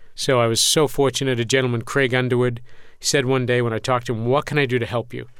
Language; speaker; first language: English; native; English